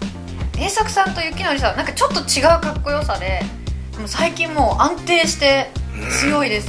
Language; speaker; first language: Japanese; native; Japanese